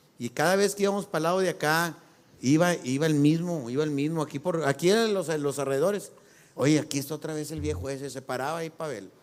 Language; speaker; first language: Spanish; native; Spanish